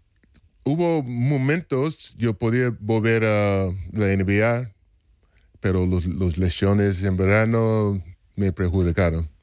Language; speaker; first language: Spanish; non-native, fluent; English